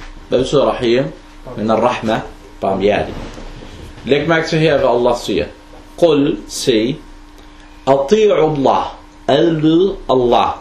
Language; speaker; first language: Danish; non-native, fluent; Arabic